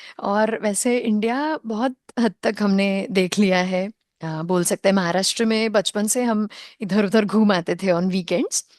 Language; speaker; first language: Hindi; non-native, local second language; Konkani